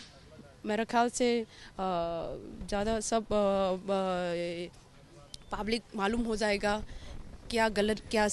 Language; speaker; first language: Hindi; non-native, local second language; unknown